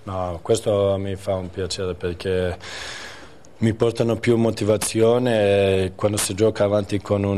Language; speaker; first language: Italian; non-native, fluent; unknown